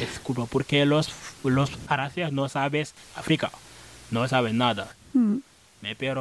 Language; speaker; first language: Spanish; non-native, learner; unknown